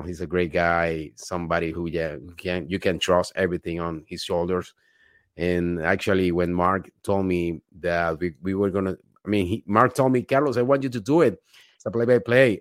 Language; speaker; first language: English; non-native, fluent; Spanish